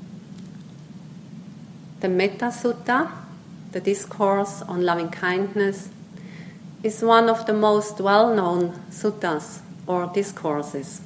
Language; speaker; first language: English; non-native, fluent; Swiss German